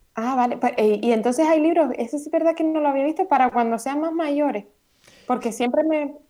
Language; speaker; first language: Spanish; native; Spanish